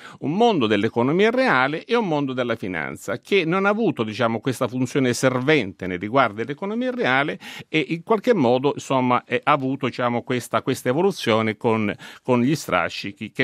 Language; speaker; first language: Italian; native; Italian